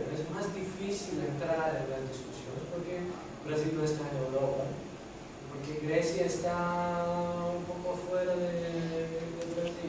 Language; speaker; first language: Spanish; non-native, fluent; Greek